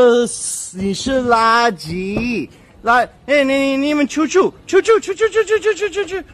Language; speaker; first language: Chinese; non-native, learner; English